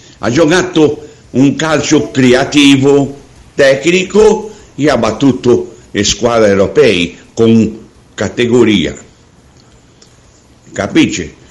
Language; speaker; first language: Italian; non-native, learner; Portuguese